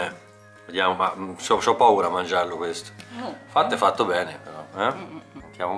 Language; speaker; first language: Italian; native; Italian